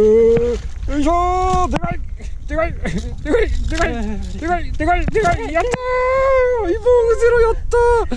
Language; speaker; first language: Japanese; native; Japanese